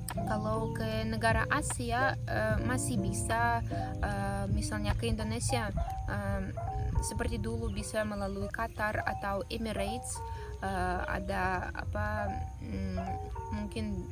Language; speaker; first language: Indonesian; non-native, fluent; Russian